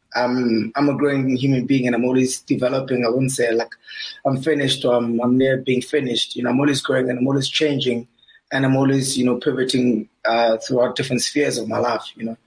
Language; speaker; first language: English; non-native, local second language; Southern Sotho